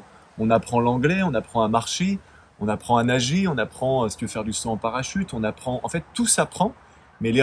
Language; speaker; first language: French; native; French